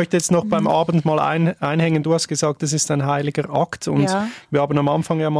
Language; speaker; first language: German; native; German